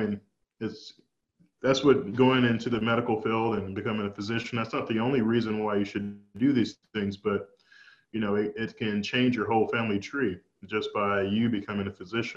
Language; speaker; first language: English; native; English